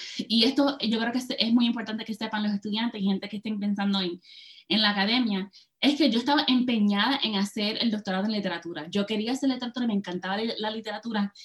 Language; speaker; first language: Spanish; early bilingual, heritage; Spanish